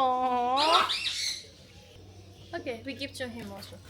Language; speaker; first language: English; non-native, learner; Thai